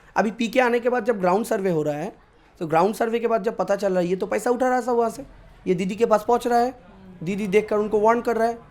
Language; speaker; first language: Hindi; non-native, local second language; Bangla